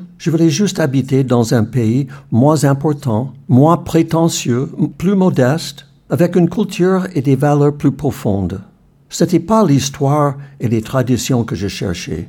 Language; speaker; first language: French; non-native, fluent; English